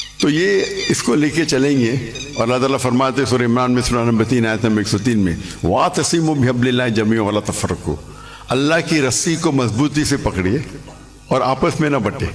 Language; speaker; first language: Urdu; non-native, local second language; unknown